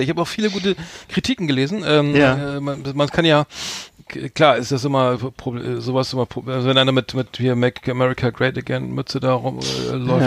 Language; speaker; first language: German; native; German